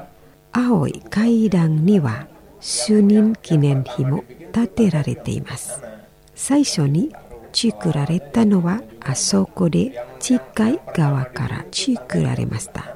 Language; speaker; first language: Japanese; non-native, fluent; Indonesian